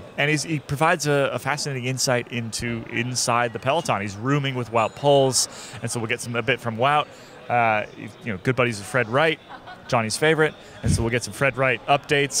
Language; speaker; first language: English; native; English